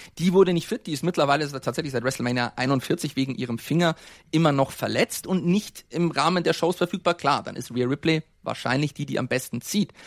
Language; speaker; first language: German; native; German